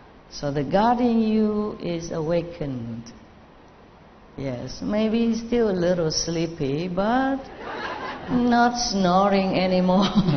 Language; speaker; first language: English; non-native, fluent; Vietnamese